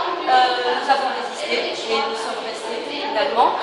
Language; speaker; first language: French; non-native, local second language; Arabic